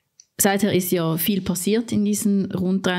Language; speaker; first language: German; native; German